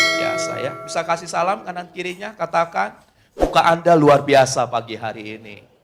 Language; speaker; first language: Indonesian; native; Indonesian